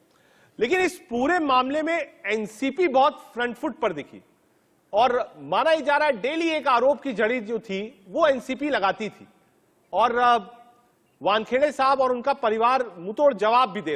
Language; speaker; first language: Hindi; native; Hindi